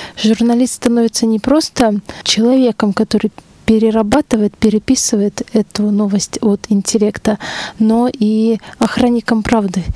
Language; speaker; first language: Russian; native; Russian